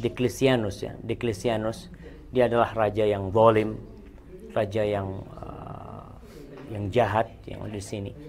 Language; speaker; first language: Indonesian; native; Indonesian